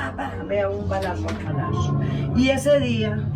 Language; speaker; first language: Spanish; native; Spanish